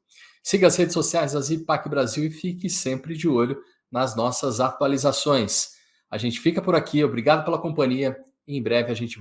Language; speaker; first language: Portuguese; native; Portuguese